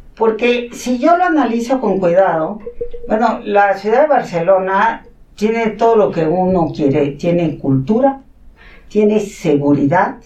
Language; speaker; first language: Spanish; non-native, local second language; Catalan